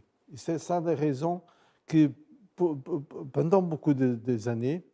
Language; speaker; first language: French; non-native, fluent; Portuguese